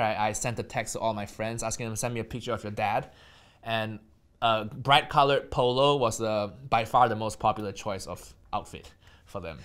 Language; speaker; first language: English; non-native, local second language; Chinese